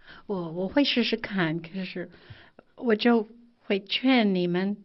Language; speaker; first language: Chinese; non-native, fluent; English